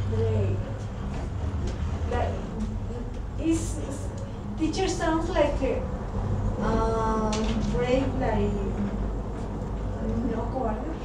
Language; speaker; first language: English; non-native, learner; Spanish